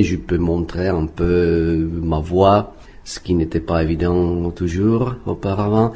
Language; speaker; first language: French; non-native, fluent; Czech